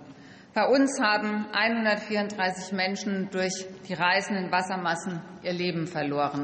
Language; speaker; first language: German; native; German